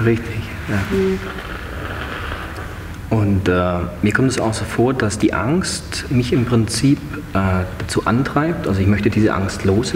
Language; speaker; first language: German; native; German